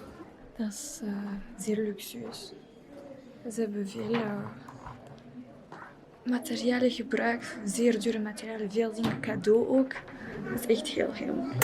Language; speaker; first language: Dutch; early bilingual, other home language; Romanian